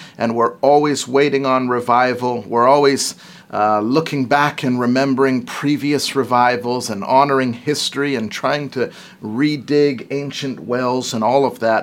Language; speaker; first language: English; native; English